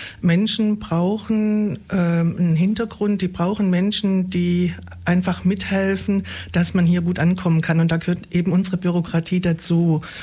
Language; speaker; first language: German; native; German